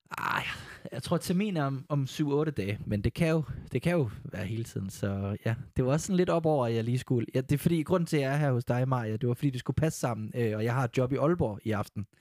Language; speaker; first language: Danish; native; Danish